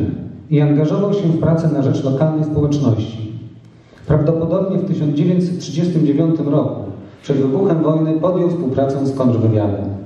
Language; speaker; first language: Polish; native; Polish